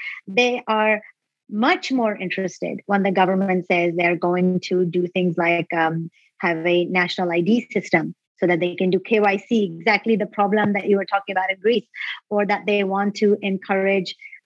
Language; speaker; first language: English; non-native, local second language; Urdu